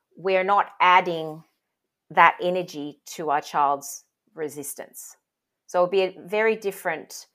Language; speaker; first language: English; native; English